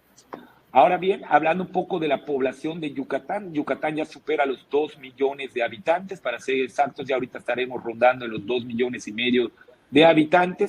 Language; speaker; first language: Spanish; native; Spanish